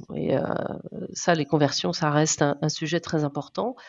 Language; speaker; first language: French; native; French